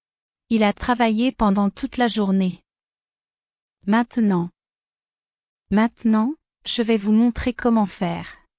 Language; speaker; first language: French; non-native, fluent; Spanish